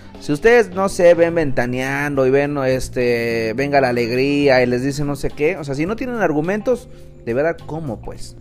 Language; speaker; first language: Spanish; native; Spanish